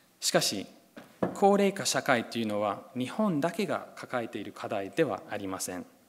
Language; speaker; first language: Japanese; non-native, fluent; English